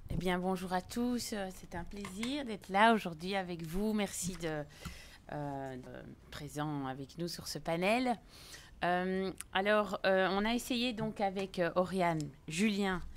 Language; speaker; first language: French; native; French